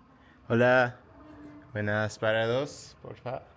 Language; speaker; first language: Spanish; non-native, fluent; English